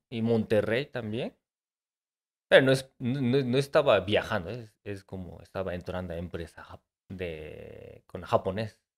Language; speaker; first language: Spanish; non-native, learner; Japanese